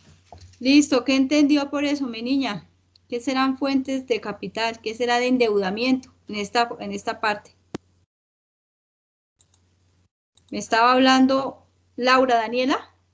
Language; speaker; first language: Spanish; native; Spanish